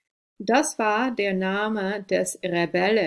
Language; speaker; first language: German; non-native, fluent; English